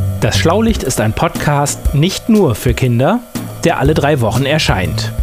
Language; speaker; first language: German; native; German